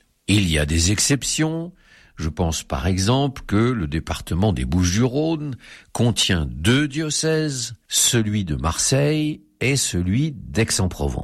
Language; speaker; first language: French; native; French